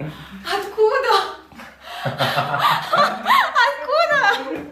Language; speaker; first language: Russian; native; Russian